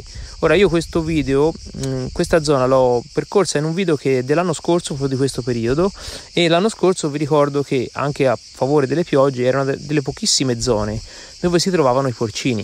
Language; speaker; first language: Italian; native; Italian